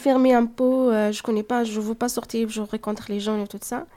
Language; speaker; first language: French; non-native, learner; Arabic